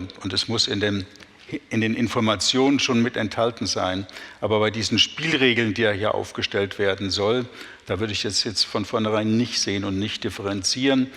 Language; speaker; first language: German; native; German